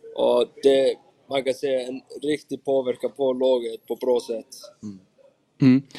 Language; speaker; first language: Swedish; non-native, fluent; Icelandic